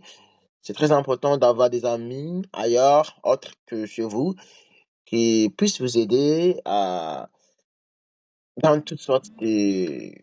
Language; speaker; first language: French; non-native, learner; English